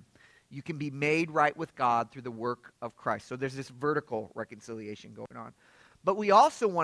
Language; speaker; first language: English; native; English